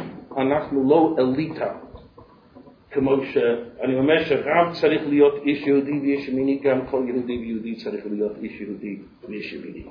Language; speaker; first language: Hebrew; non-native, fluent; English